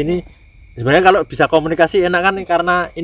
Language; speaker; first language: Indonesian; native; Indonesian